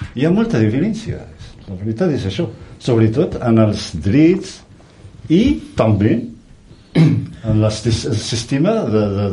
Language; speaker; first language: Catalan; non-native, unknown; Riffian